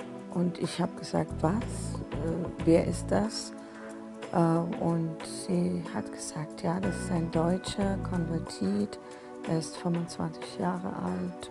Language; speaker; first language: German; non-native, fluent; Persian